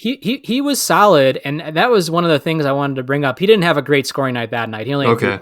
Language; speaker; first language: English; native; English